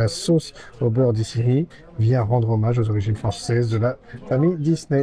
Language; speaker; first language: French; native; French